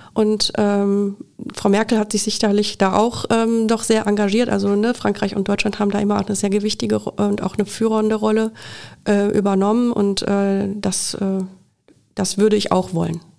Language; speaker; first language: German; native; German